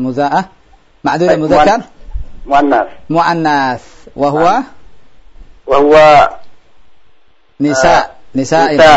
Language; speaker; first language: Arabic; non-native, fluent; Indonesian